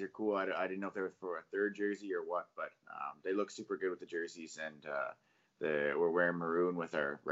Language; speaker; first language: English; native; English